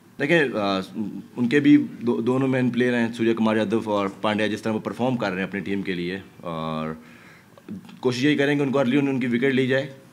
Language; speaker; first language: Urdu; native; Urdu